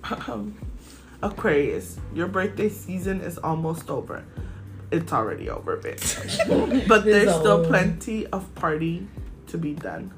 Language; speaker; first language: English; early bilingual, other home language; Spanish